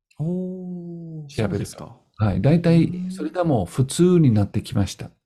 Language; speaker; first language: Japanese; non-native, fluent; English